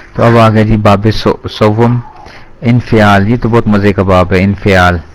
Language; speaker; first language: Urdu; native; Urdu